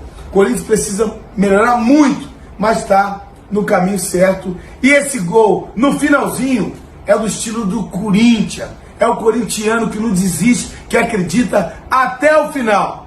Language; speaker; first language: Portuguese; native; Portuguese